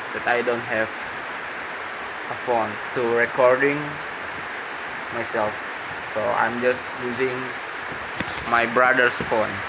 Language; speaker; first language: English; non-native, learner; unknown